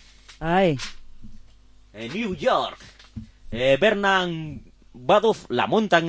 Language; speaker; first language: Spanish; native; Spanish